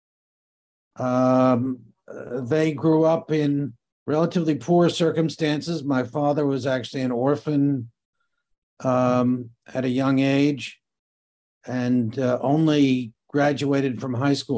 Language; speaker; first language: English; native; English